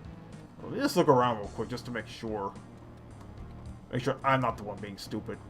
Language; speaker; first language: English; native; English